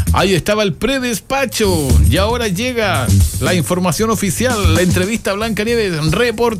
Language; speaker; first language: Spanish; native; Spanish